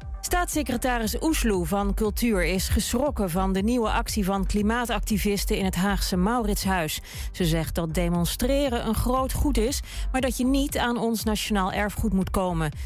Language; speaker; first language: Dutch; native; Dutch